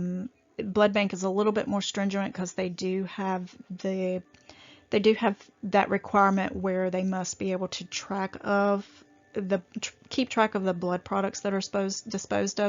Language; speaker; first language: English; native; English